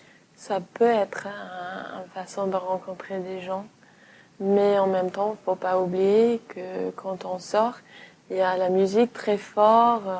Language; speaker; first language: French; non-native, fluent; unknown